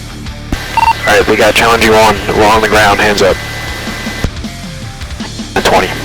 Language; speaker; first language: English; native; English